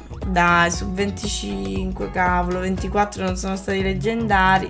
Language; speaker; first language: Italian; native; Italian